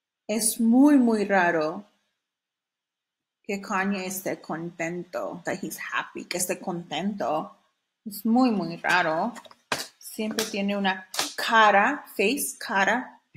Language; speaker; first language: Spanish; non-native, fluent; English